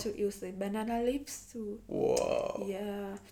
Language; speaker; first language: English; non-native, learner; Vietnamese